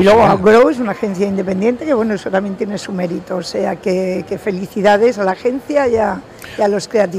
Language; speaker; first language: Spanish; native; Spanish